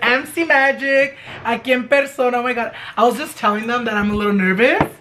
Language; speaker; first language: English; early bilingual, other home language; Spanish